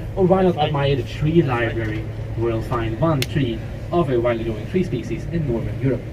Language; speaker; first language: English; non-native, fluent; Swedish